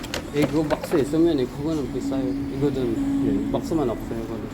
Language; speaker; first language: Korean; non-native, learner; Filipino